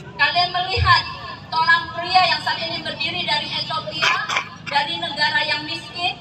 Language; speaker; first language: Indonesian; native; Indonesian